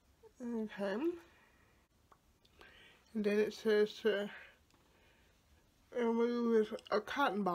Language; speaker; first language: English; native; English